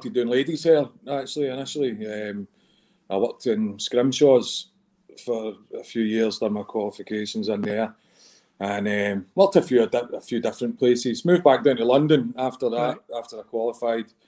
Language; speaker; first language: English; native; English